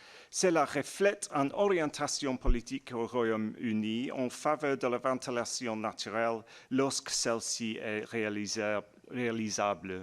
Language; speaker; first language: French; non-native, learner; English